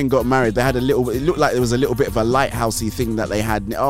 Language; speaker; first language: English; non-native, local second language; Yoruba